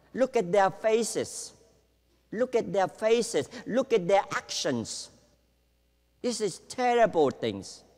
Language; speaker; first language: English; non-native, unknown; Vietnamese